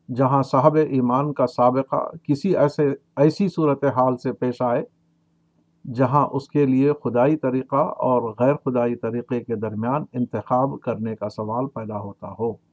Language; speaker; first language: Urdu; native; Urdu